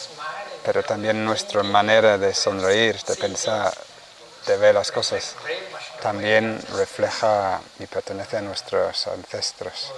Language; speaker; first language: Spanish; non-native, fluent; Vietnamese